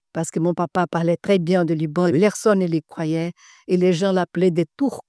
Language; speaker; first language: French; non-native, fluent; Portuguese